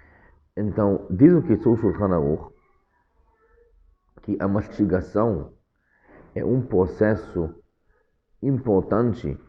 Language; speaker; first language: Portuguese; non-native, fluent; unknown